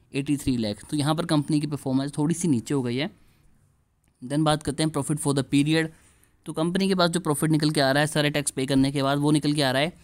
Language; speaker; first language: Hindi; native; Hindi